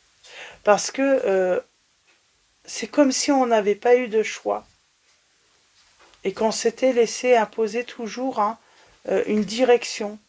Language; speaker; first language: French; native; French